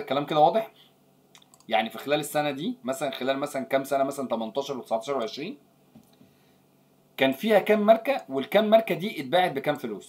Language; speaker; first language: Arabic; native; Arabic